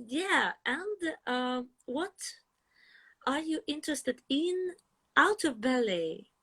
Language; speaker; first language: English; non-native, fluent; Russian